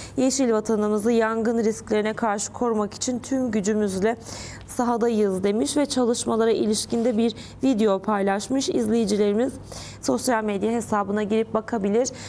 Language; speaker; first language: Turkish; early bilingual, heritage; Turkish